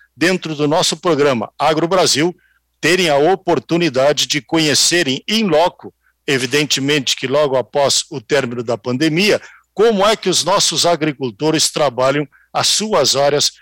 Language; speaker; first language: Portuguese; native; Portuguese